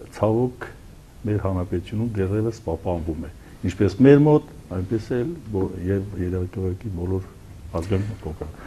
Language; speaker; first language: Armenian; non-native, local second language; Kurdish